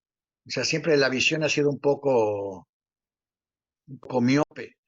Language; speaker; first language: Spanish; native; Spanish